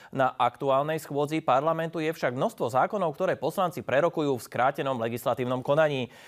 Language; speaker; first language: Slovak; native; Slovak